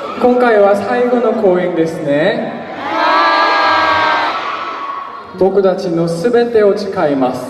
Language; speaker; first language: Japanese; non-native, learner; Korean